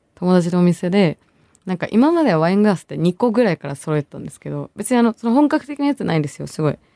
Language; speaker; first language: Japanese; early bilingual, other home language; Bangla